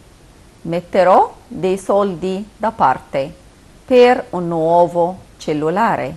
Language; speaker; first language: Italian; non-native, fluent; Arabic